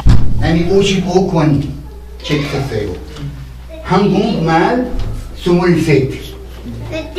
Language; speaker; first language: Korean; non-native, learner; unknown